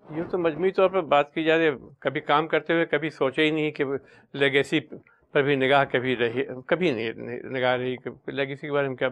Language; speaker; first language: Urdu; native; Urdu